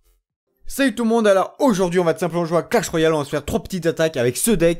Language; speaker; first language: French; native; French